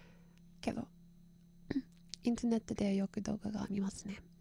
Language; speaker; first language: Japanese; non-native, learner; English